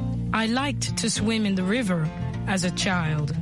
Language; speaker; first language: English; non-native, fluent; French